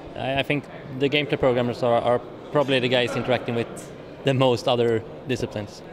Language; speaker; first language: English; non-native, fluent; Swedish